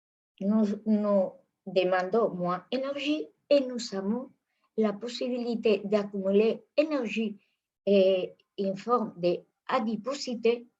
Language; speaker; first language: French; non-native, fluent; Spanish